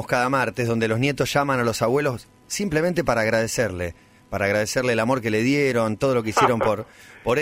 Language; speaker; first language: Spanish; native; Spanish